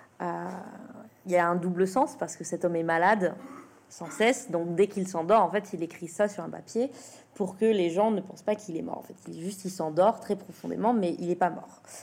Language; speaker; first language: French; native; French